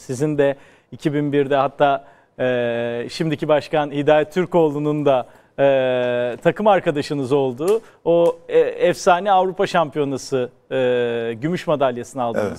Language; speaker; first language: Turkish; native; Turkish